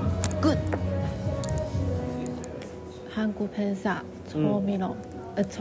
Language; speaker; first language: Korean; non-native, learner; Chinese